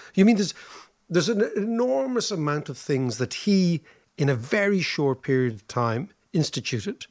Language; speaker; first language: English; native; English